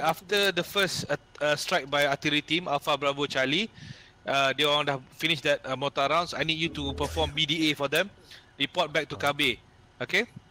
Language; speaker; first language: English; non-native, local second language; Malay